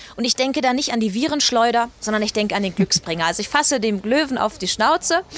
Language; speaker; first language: German; native; German